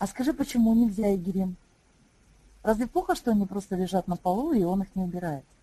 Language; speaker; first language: Russian; native; Russian